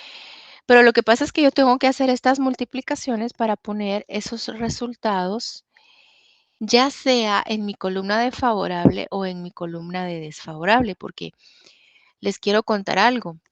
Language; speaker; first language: Spanish; native; Spanish